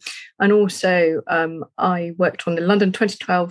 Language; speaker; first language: English; native; English